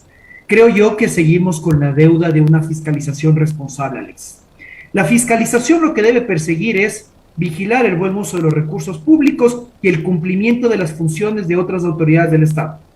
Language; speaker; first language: Spanish; native; Spanish